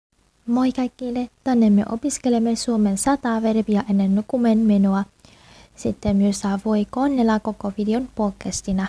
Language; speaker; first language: Finnish; non-native, learner; Burmese